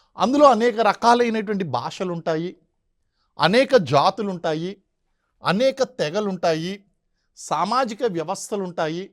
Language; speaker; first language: Telugu; native; Telugu